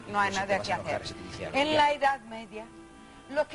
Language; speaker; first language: Spanish; native; Spanish